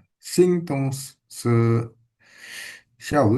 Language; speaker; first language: Chinese; non-native, learner; Indonesian